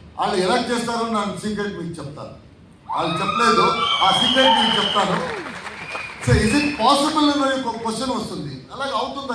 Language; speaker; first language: Telugu; non-native, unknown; Tulu